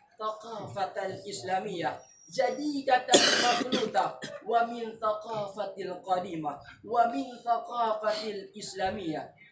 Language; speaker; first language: Arabic; non-native, learner; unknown